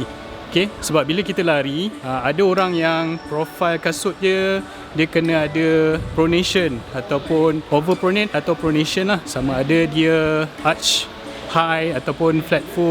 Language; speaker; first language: Malay; native; Malay